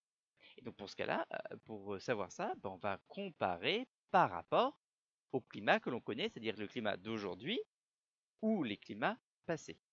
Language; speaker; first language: French; native; French